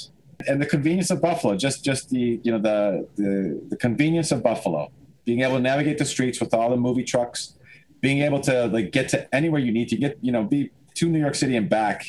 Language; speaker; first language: English; native; English